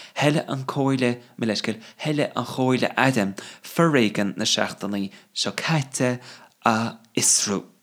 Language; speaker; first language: Irish; non-native, fluent; English